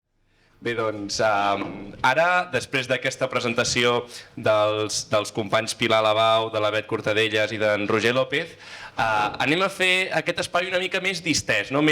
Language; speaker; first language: Catalan; native; Catalan